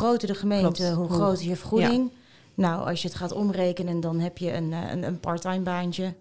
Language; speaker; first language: Dutch; native; Dutch